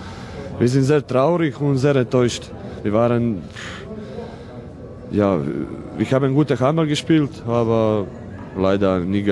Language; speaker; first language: German; non-native, fluent; Croatian